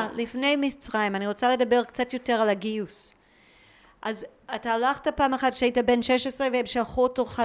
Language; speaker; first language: Hebrew; native; Hebrew